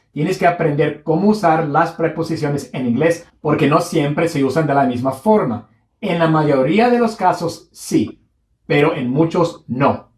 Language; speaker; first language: Spanish; non-native, fluent; English